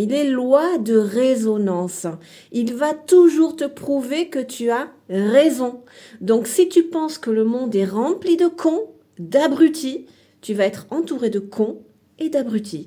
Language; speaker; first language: French; native; French